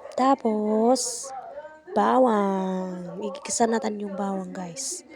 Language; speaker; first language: Filipino; non-native, local second language; Iloko